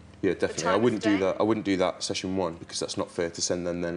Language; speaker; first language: English; native; English